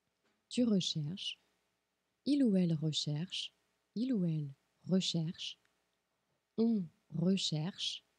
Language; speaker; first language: French; non-native, fluent; Portuguese